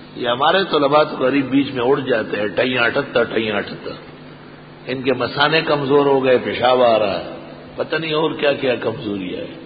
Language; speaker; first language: Urdu; non-native, local second language; Pashto